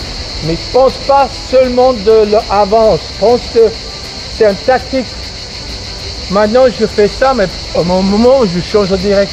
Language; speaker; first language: French; non-native, fluent; English